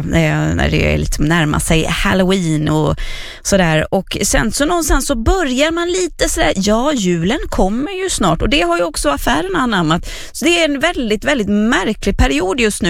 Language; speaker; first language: Swedish; native; Swedish